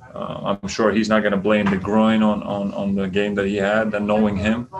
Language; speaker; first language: English; non-native, fluent; Latvian